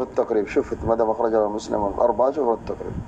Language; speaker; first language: Arabic; native; Arabic